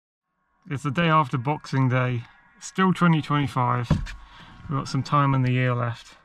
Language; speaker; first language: English; native; English